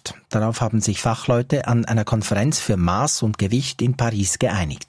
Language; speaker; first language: German; native; German